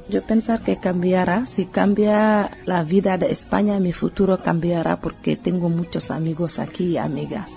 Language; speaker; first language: Spanish; non-native, learner; Wolof